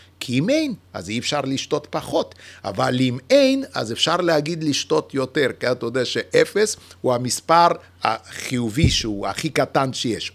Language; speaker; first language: Hebrew; non-native, fluent; Yiddish